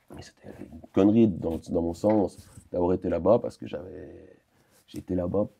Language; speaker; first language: French; native; French